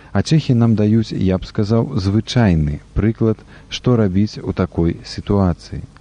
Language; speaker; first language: Belarusian; native; Belarusian